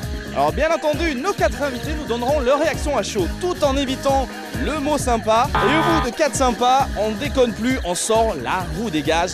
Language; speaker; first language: French; native; French